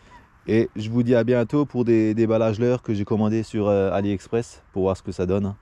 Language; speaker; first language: French; native; French